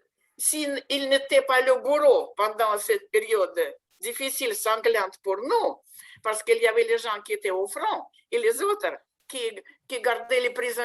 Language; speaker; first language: French; non-native, fluent; Russian